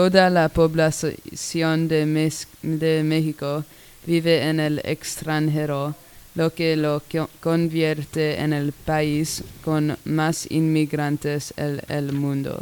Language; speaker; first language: Spanish; non-native, learner; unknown